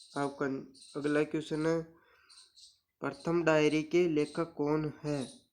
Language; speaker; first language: Hindi; native; Hindi